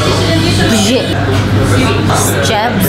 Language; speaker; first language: Polish; non-native, learner; Korean